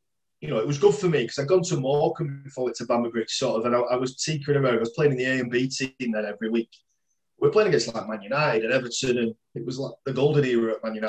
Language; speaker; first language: English; native; English